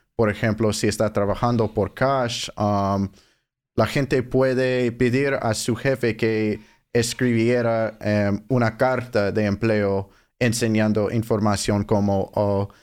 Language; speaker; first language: Spanish; non-native, fluent; English